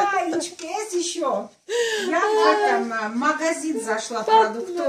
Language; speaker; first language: Russian; non-native, local second language; Armenian